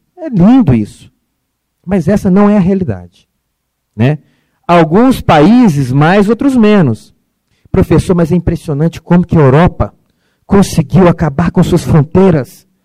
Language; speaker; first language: Portuguese; early bilingual, other home language; Arabic